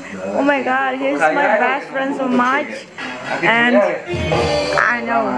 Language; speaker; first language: English; non-native, fluent; Indonesian